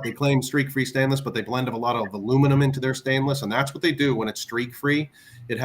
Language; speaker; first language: English; native; English